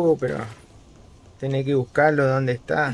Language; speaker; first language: Spanish; native; Spanish